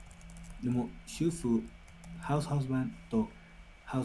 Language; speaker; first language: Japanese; non-native, learner; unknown